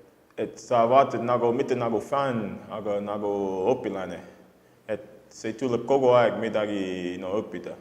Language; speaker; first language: Estonian; non-native, fluent; English